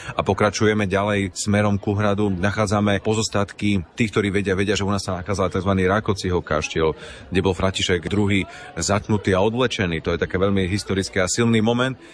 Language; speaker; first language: Slovak; native; Slovak